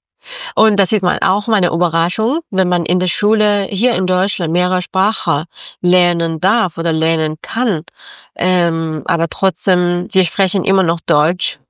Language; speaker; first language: German; non-native, learner; Persian